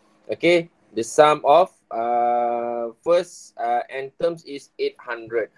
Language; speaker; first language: English; non-native, local second language; Malay